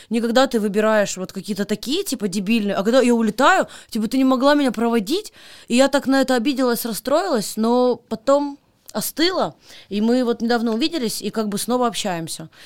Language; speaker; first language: Russian; native; Russian